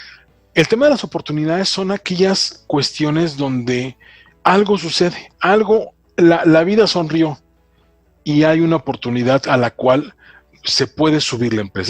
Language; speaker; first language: Spanish; native; Spanish